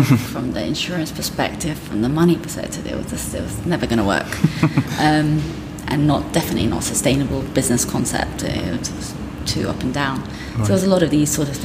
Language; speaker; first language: English; native; English